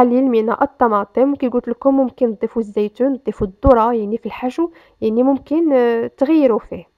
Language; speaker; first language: Arabic; native; Arabic